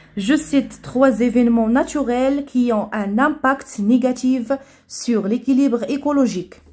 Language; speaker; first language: French; non-native, local second language; Arabic